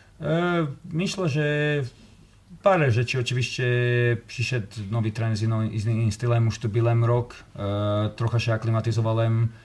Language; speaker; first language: Polish; non-native, learner; Slovak